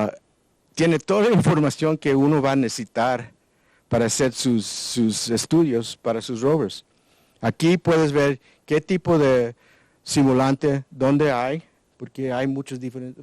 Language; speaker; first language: Spanish; non-native, learner; English